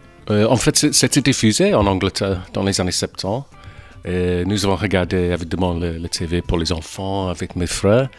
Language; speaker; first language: French; non-native, fluent; English